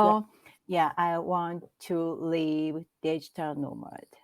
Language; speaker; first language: English; non-native, learner; Japanese